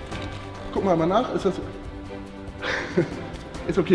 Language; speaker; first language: German; native; German